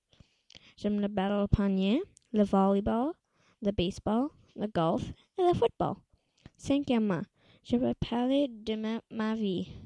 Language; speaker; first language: French; non-native, local second language; English